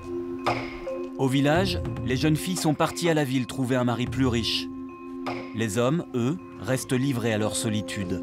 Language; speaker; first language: French; native; French